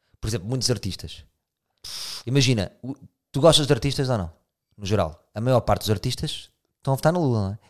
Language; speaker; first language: Portuguese; native; Portuguese